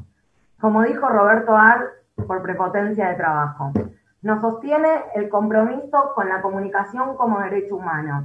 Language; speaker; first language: Spanish; native; Spanish